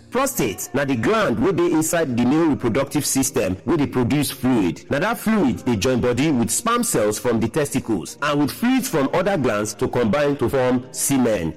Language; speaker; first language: Nigerian Pidgin; native; Nigerian Pidgin